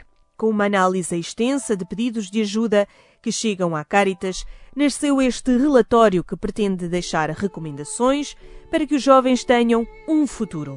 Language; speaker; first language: Portuguese; native; Portuguese